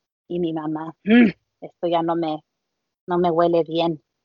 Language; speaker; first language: Spanish; early bilingual, heritage; Spanish